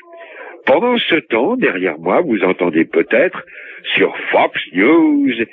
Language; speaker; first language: French; native; French